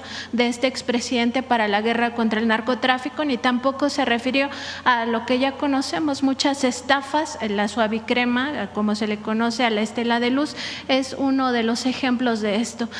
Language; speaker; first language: Spanish; native; Spanish